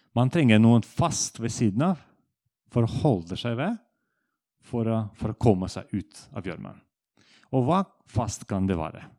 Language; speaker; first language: Norwegian; non-native, fluent; Russian